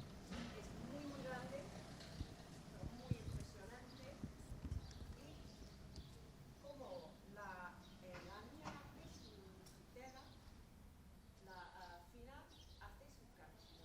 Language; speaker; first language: Spanish; non-native, fluent; English